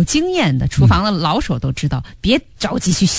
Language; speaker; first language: Chinese; native; Chinese